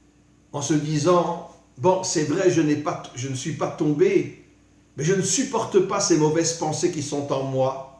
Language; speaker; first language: French; native; French